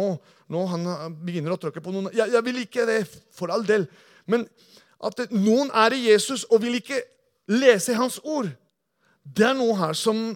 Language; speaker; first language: Norwegian; non-native, fluent; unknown